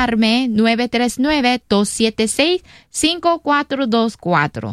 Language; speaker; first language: Spanish; non-native, learner; Korean